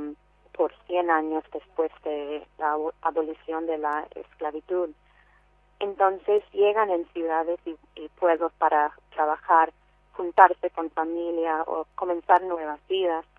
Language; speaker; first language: Spanish; non-native, fluent; English